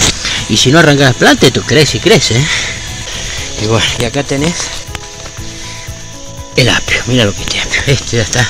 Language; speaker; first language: Spanish; native; Spanish